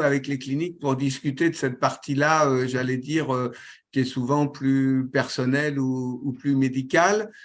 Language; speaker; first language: French; native; French